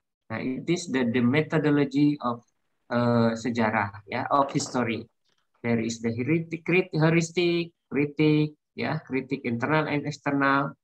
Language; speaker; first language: English; non-native, learner; Indonesian